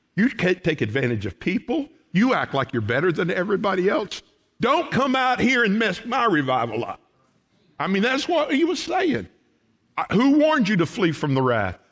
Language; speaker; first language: English; native; English